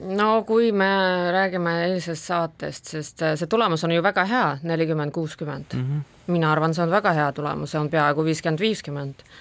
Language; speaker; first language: Estonian; non-native, local second language; Russian